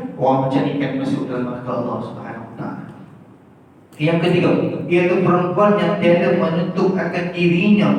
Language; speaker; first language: Malay; native; Malay